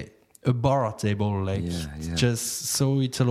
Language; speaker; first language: English; non-native, fluent; French